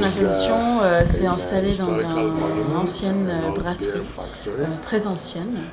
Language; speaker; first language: French; non-native, fluent; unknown